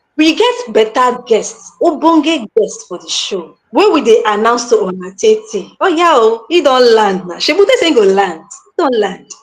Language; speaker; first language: Nigerian Pidgin; native; Nigerian Pidgin